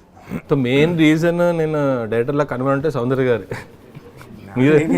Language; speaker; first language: Telugu; native; Telugu